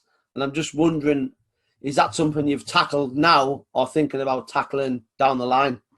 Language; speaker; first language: English; native; English